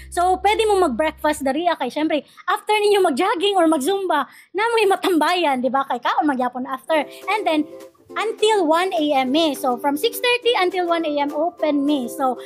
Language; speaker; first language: Cebuano; native; Cebuano